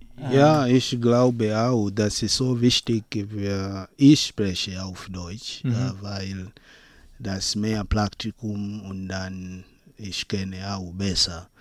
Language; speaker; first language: German; non-native, learner; Swahili